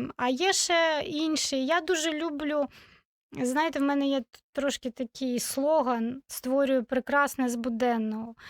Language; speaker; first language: Ukrainian; non-native, local second language; Russian